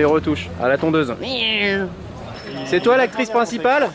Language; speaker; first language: French; native; French